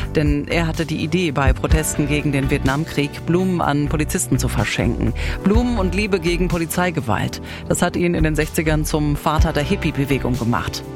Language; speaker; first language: German; native; German